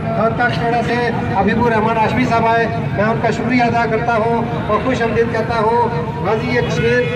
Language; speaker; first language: Urdu; non-native, local second language; Pahari-Potwari